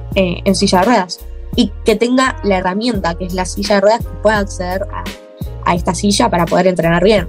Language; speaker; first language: Spanish; native; Spanish